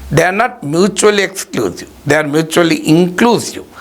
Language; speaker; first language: English; non-native, local second language; Telugu